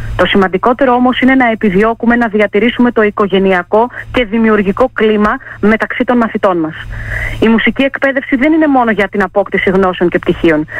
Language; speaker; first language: Greek; native; Greek